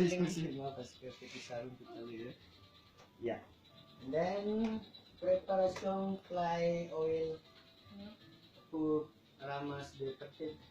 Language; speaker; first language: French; non-native, learner; Indonesian